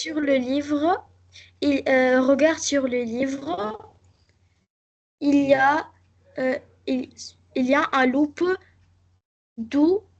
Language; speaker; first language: French; non-native, learner; Arabic